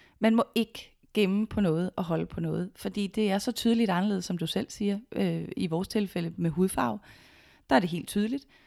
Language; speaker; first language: Danish; native; Danish